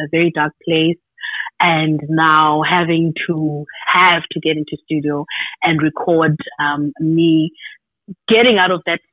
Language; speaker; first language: English; non-native, local second language; Xhosa